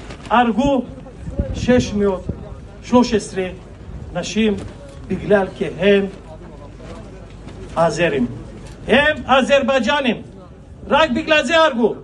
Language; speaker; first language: Hebrew; non-native, fluent; Azerbaijani